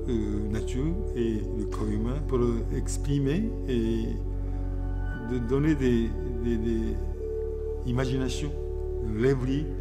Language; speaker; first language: French; non-native, fluent; Japanese